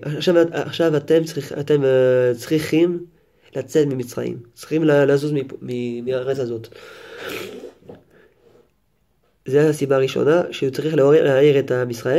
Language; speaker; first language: Hebrew; non-native, fluent; French